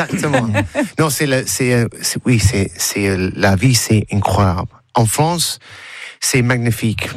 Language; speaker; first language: French; non-native, fluent; English